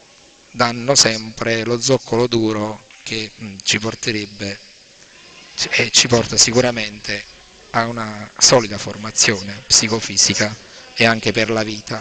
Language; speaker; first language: Italian; native; Italian